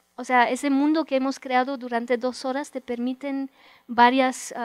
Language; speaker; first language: Spanish; non-native, fluent; Romanian